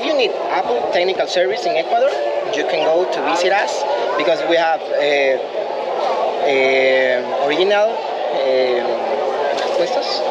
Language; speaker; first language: English; non-native, fluent; Spanish